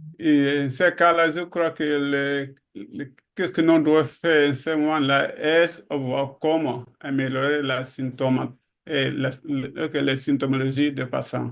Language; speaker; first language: French; non-native, learner; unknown